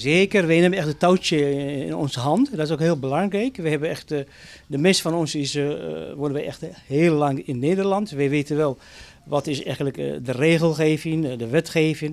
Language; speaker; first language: Dutch; non-native, fluent; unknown